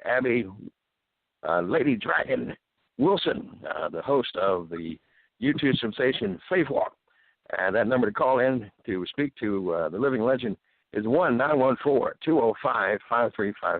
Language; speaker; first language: English; native; English